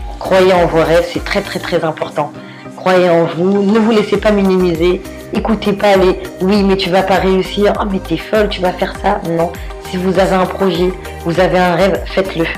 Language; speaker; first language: French; early bilingual, other home language; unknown